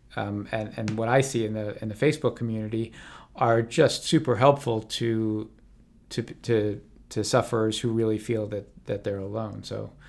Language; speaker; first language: English; native; English